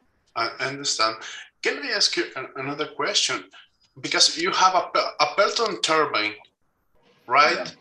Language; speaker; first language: English; non-native, fluent; Spanish